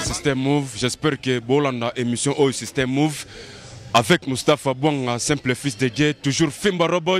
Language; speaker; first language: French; non-native, local second language; Lingala